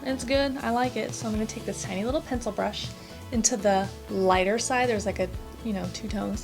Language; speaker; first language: English; native; English